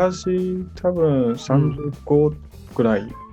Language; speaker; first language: Japanese; non-native, learner; Chinese